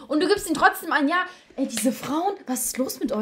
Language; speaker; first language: German; early bilingual, other home language; Albanian